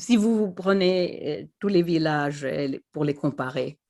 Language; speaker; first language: French; non-native, fluent; Swedish